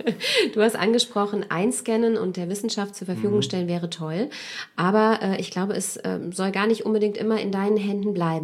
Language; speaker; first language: German; native; German